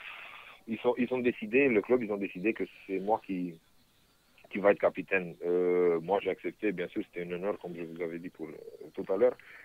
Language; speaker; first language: French; non-native, fluent; Romanian